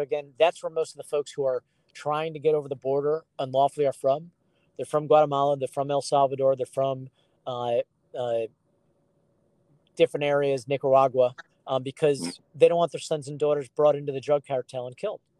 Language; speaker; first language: English; native; English